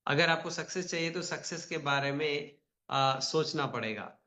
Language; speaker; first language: Hindi; non-native, local second language; Telugu